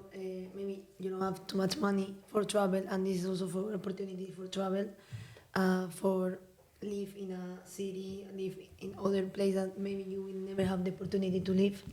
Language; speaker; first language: English; non-native, learner; Spanish